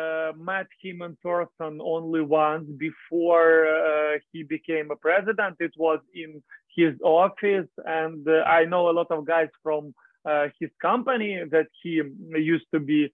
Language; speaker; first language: English; non-native, learner; Ukrainian